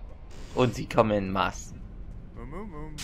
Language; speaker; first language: German; native; German